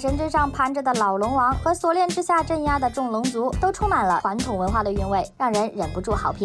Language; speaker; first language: Chinese; native; Chinese